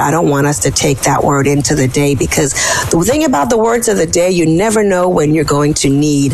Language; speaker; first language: English; native; English